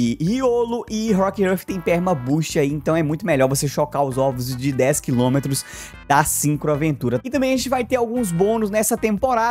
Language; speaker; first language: Portuguese; native; Portuguese